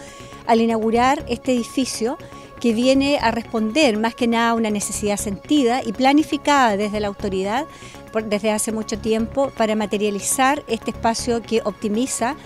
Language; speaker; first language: Spanish; native; Spanish